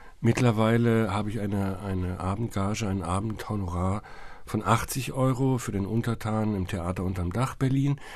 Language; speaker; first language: German; native; German